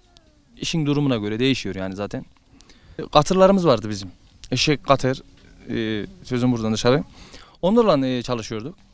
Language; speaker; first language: Turkish; native; Turkish